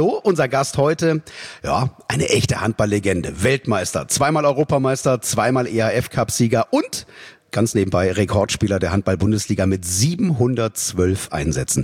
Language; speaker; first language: German; native; German